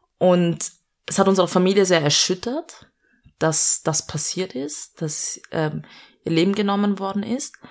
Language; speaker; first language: German; early bilingual, other home language; Malayalam